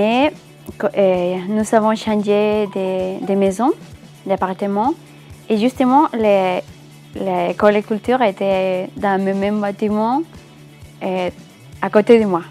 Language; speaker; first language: French; non-native, learner; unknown